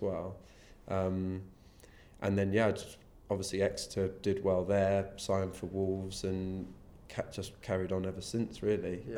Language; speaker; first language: English; native; English